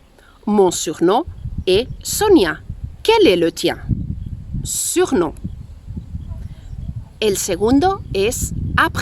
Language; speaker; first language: French; non-native, fluent; Spanish